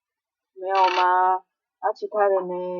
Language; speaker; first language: Chinese; non-native, fluent; Indonesian